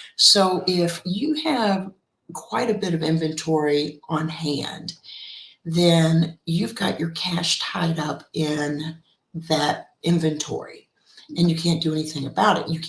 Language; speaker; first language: English; native; English